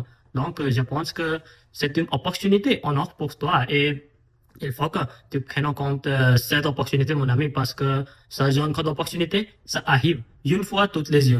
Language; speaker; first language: French; non-native, fluent; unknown